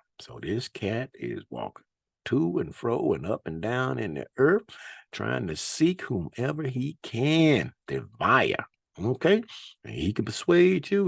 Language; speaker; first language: English; native; English